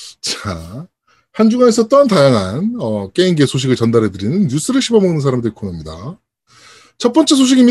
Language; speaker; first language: Korean; native; Korean